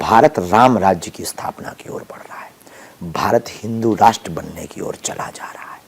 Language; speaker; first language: Hindi; native; Hindi